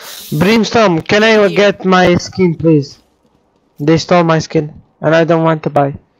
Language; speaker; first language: English; non-native, learner; Serbian